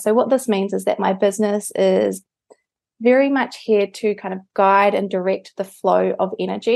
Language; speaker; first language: English; native; English